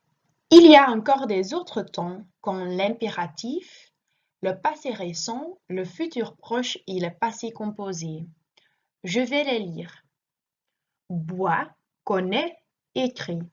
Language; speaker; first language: French; non-native, learner; Dutch